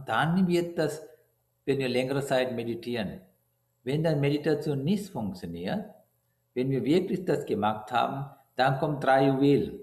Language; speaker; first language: German; non-native, learner; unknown